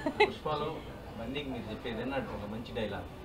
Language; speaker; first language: Telugu; native; Telugu